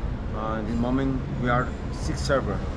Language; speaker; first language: English; non-native, learner; Spanish